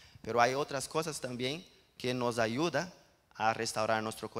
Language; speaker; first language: Spanish; non-native, learner; Portuguese